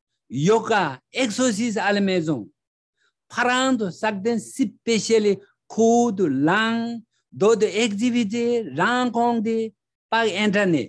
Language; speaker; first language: French; non-native, learner; Tibetan